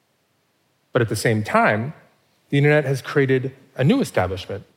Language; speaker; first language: English; native; English